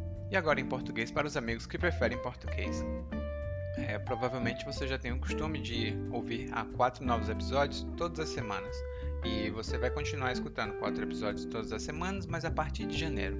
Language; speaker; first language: Portuguese; native; Portuguese